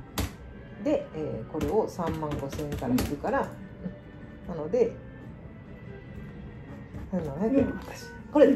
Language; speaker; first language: Japanese; native; Japanese